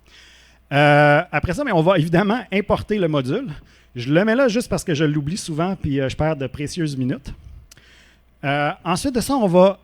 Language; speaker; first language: French; native; French